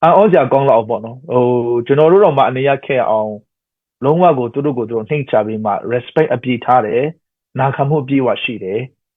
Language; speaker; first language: Burmese; non-native, local second language; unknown